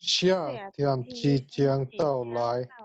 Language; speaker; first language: Chinese; non-native, learner; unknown